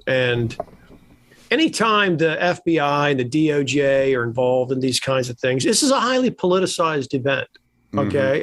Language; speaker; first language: English; native; English